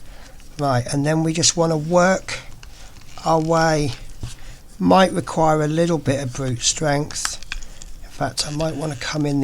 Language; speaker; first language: English; native; English